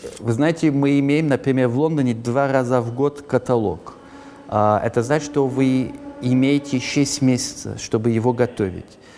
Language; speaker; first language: Russian; early bilingual, heritage; Russian